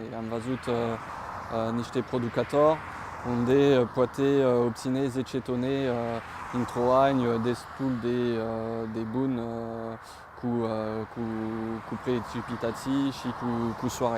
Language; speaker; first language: Romanian; non-native, fluent; French